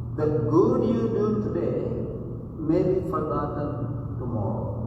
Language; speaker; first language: English; non-native, local second language; Gujarati